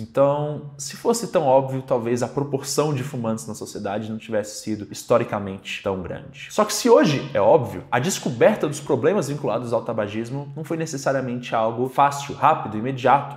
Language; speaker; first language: Portuguese; native; Portuguese